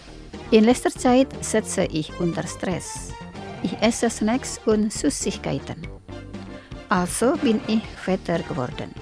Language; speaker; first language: German; non-native, fluent; Indonesian